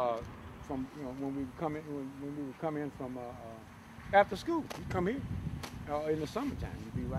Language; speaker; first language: English; native; English